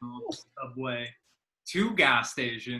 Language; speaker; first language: English; native; English